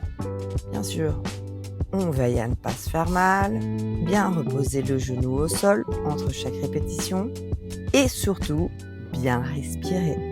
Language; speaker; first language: French; native; French